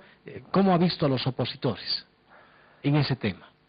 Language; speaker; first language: Spanish; native; Spanish